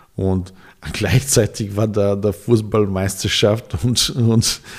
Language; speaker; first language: German; non-native, fluent; Serbian